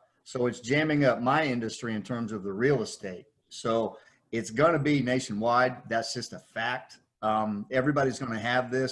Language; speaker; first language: English; native; English